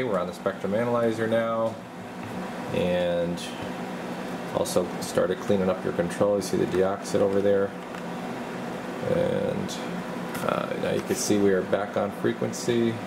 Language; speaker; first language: English; native; English